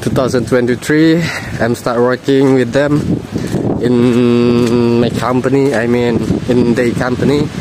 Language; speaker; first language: English; non-native, learner; Indonesian